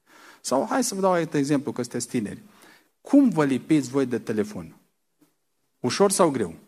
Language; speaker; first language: Romanian; native; Romanian